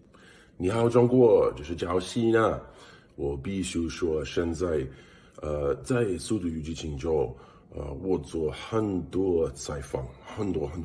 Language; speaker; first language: Chinese; non-native, learner; English